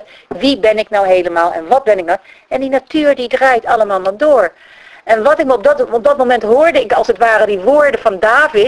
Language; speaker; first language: Dutch; native; Dutch